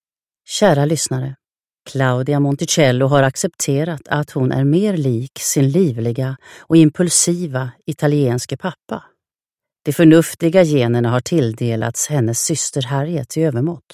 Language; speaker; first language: Swedish; native; Swedish